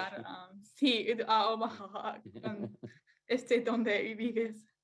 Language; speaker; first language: Spanish; non-native, learner; English